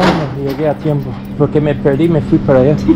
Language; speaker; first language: Spanish; non-native, learner; English